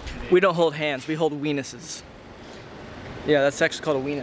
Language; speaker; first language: English; native; English